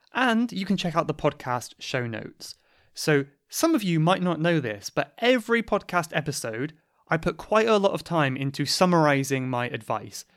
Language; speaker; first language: English; native; English